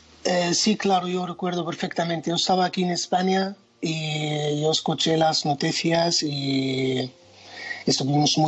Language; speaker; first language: Spanish; non-native, fluent; Arabic